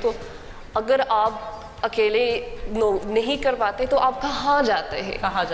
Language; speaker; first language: Hindi; non-native, learner; English